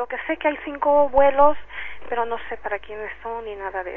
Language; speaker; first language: Spanish; native; Spanish